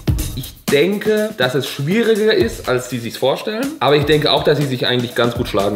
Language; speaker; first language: German; native; German